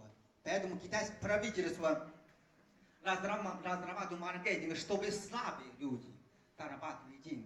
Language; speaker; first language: Russian; non-native, fluent; Chinese